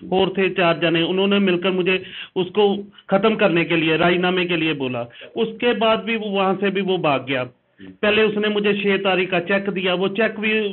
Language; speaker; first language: Hindi; non-native, local second language; Punjabi